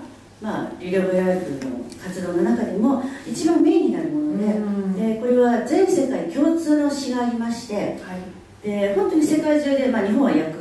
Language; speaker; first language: Japanese; native; Japanese